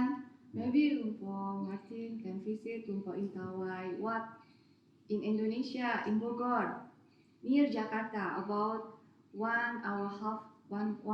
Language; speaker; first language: English; non-native, learner; Indonesian